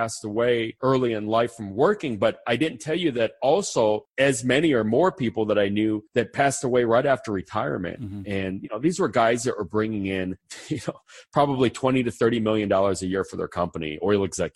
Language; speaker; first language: English; native; English